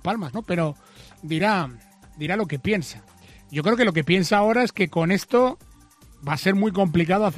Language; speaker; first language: Spanish; native; Spanish